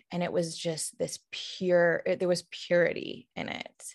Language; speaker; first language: English; native; English